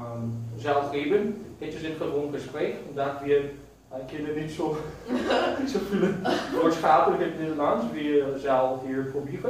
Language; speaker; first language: Dutch; non-native, learner; Portuguese